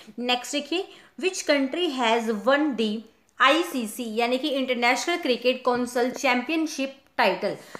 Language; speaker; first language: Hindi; non-native, local second language; Punjabi